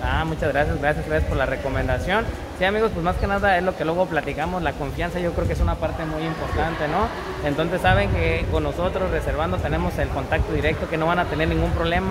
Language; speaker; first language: Spanish; native; Spanish